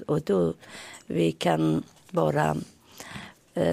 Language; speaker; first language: Swedish; non-native, fluent; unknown